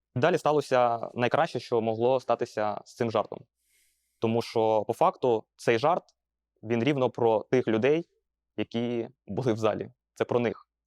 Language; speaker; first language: Ukrainian; non-native, local second language; Russian